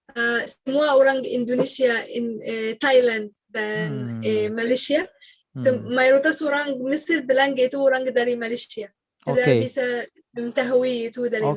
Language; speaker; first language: Indonesian; non-native, learner; Arabic